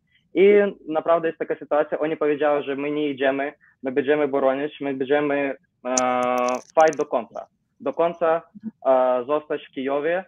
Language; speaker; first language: Polish; non-native, learner; Ukrainian